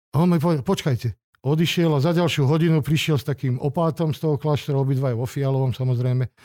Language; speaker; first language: Slovak; non-native, local second language; Hungarian